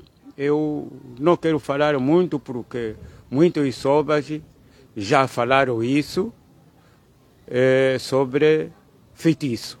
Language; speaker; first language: Portuguese; non-native, local second language; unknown